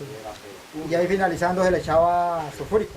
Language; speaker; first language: Spanish; native; Spanish